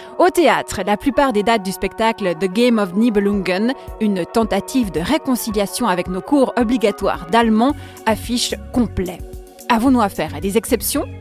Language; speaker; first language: French; native; French